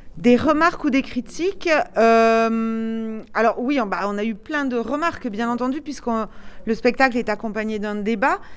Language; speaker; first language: French; native; French